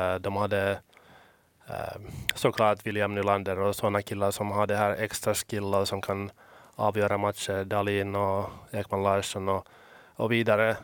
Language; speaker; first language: Swedish; non-native, local second language; Finnish